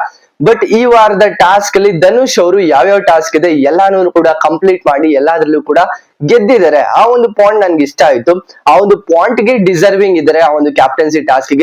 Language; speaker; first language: Kannada; native; Kannada